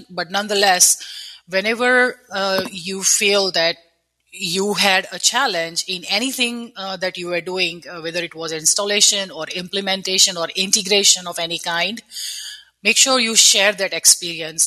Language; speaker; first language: English; non-native, local second language; Gujarati